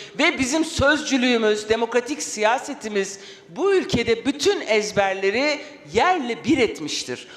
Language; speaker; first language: Turkish; non-native, local second language; Kurdish